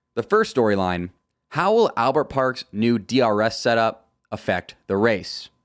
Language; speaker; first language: English; native; English